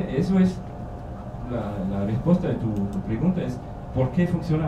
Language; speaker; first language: Spanish; non-native, learner; German